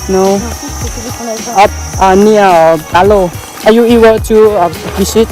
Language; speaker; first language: English; non-native, learner; Lao